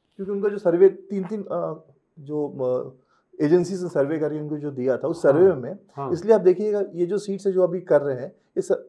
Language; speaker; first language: Hindi; non-native, local second language; Telugu